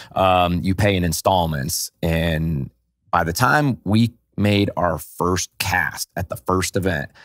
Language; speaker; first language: English; native; English